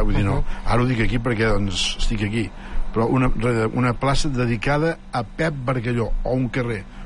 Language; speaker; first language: Catalan; native; Catalan